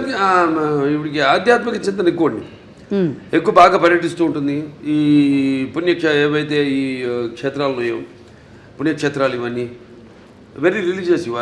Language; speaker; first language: Telugu; native; Telugu